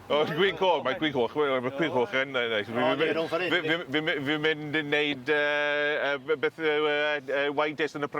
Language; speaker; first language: Welsh; non-native, local second language; English